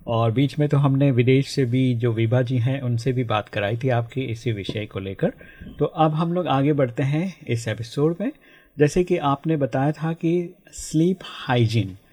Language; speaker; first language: Hindi; native; Hindi